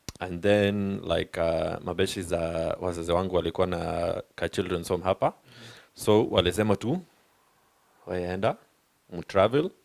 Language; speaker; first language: Swahili; non-native, fluent; English